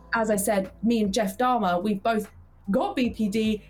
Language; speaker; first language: English; early bilingual, heritage; English